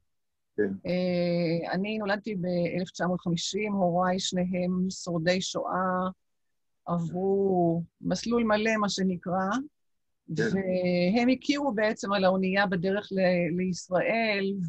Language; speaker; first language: Hebrew; non-native, local second language; Yiddish